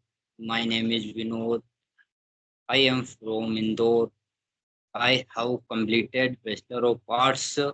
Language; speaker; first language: English; non-native, learner; Hindi